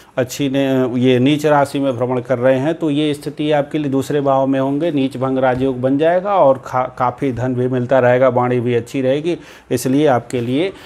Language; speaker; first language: Hindi; native; Hindi